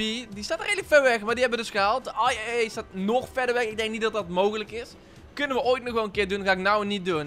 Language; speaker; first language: Dutch; native; Dutch